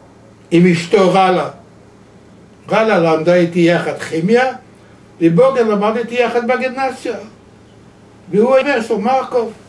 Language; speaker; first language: Hebrew; non-native, fluent; Yiddish